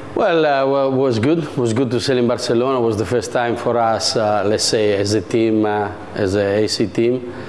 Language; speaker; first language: English; non-native, fluent; Italian